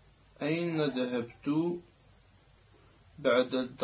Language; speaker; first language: Arabic; non-native, learner; French